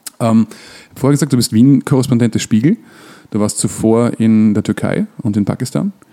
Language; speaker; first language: German; native; German